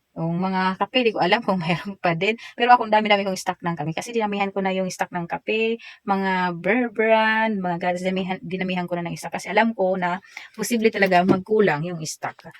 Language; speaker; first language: Filipino; non-native, local second language; Waray